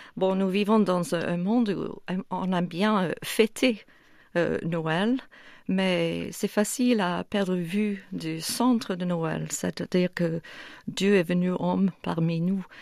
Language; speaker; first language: French; non-native, fluent; English